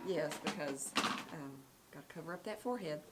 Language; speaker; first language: English; native; English